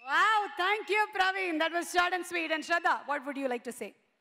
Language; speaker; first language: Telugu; native; Telugu